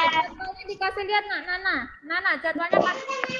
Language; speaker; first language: Indonesian; native; Indonesian